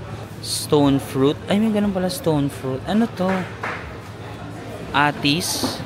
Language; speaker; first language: Filipino; native; Filipino